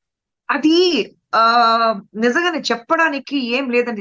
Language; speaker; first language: Telugu; non-native, fluent; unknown